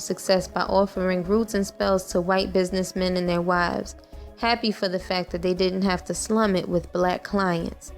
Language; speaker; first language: English; native; English